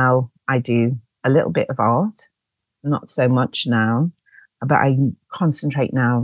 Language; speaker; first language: English; native; English